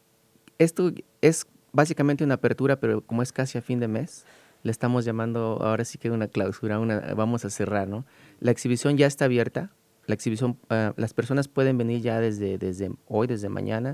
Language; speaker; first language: Spanish; native; Spanish